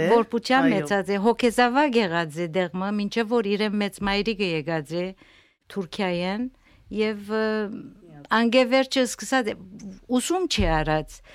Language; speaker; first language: Armenian; early bilingual, heritage; Armenian